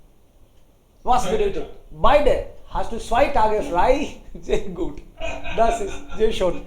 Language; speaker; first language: German; non-native, fluent; Hindi